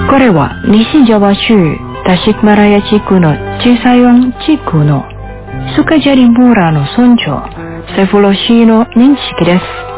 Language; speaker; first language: Japanese; non-native, fluent; Indonesian